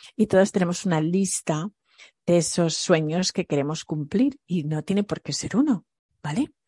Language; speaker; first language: Spanish; early bilingual, other home language; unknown